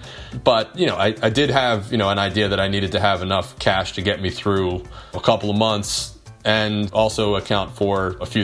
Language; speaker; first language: English; native; English